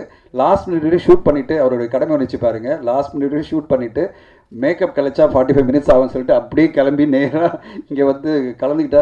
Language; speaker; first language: Tamil; native; Tamil